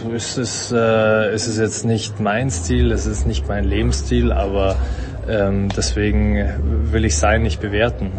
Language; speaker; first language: German; native; German